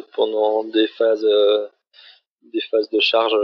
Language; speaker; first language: French; native; French